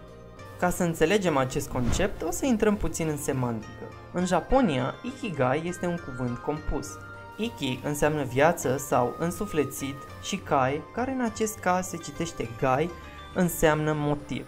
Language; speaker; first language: Romanian; native; Romanian